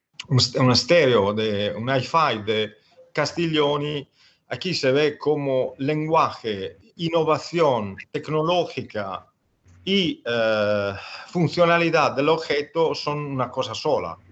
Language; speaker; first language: Spanish; non-native, fluent; Italian